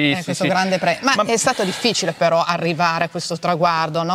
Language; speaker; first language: Italian; native; Italian